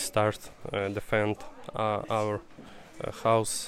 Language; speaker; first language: English; non-native, learner; Russian